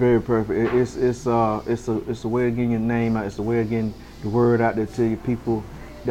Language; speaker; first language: English; native; English